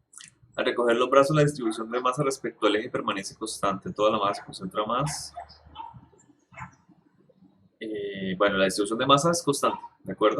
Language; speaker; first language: Spanish; native; Spanish